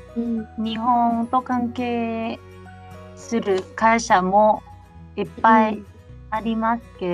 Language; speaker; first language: Japanese; non-native, fluent; Vietnamese